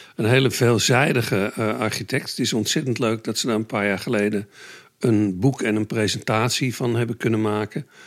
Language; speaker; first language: Dutch; native; Dutch